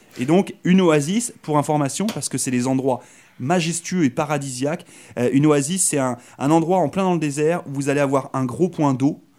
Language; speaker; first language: French; native; French